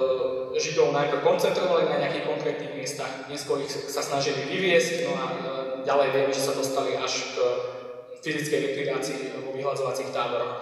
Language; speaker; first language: Slovak; native; Slovak